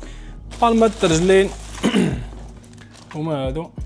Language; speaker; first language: Arabic; native; Arabic